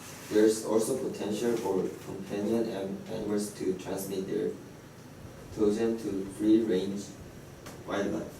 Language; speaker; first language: English; non-native, learner; Korean